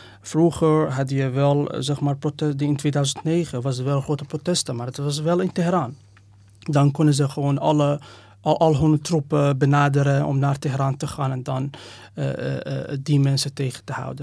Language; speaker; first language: Dutch; non-native, fluent; Persian